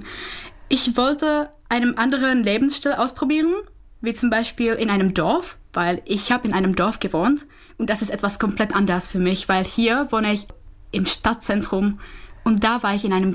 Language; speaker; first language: German; non-native, fluent; Czech